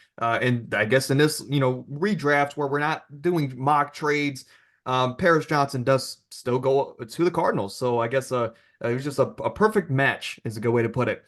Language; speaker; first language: English; native; English